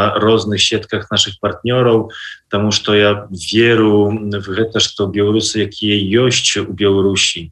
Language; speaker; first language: Polish; non-native, learner; Belarusian